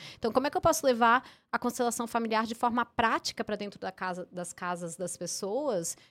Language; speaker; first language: Portuguese; early bilingual, heritage; English